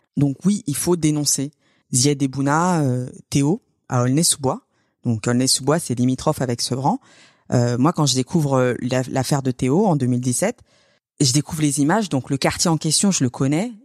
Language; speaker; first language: French; native; French